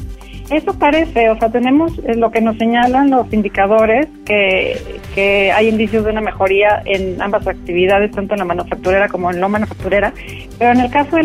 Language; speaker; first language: Spanish; native; Spanish